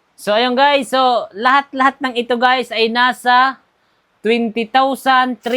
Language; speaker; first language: Filipino; non-native, local second language; Bikol